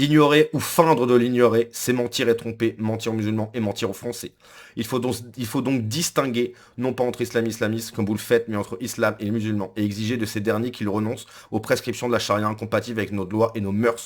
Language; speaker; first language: French; native; French